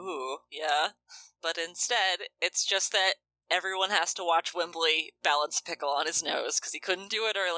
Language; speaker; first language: English; native; English